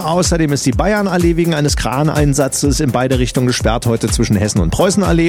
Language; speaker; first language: German; native; German